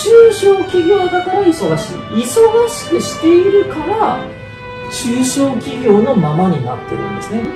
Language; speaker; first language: Japanese; native; Japanese